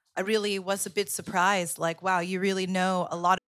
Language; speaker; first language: English; native; English